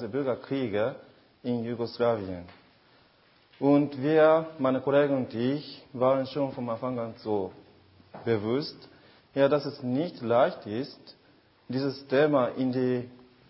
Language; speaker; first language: German; non-native, fluent; Japanese